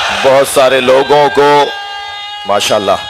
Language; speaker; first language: Urdu; native; Urdu